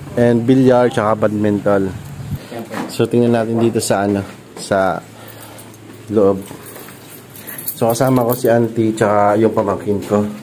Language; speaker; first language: Filipino; native; Filipino